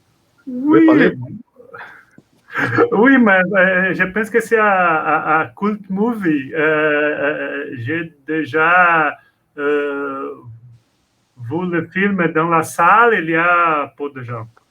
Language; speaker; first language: French; non-native, learner; Portuguese